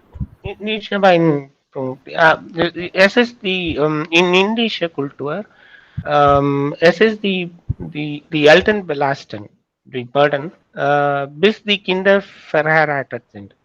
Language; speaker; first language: German; non-native, learner; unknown